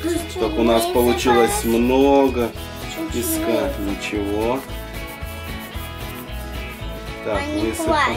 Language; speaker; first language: Russian; native; Russian